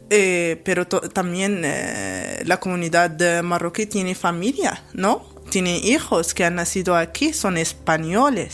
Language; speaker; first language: Spanish; non-native, fluent; Arabic